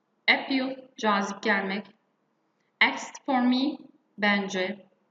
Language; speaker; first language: English; non-native, fluent; Turkish